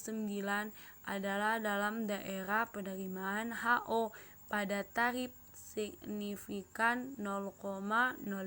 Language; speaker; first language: Indonesian; native; Indonesian